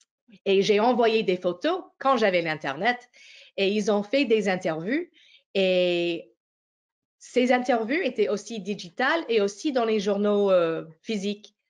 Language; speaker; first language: French; non-native, fluent; English